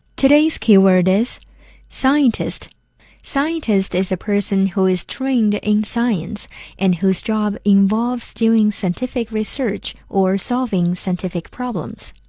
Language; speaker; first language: English; non-native, fluent; Chinese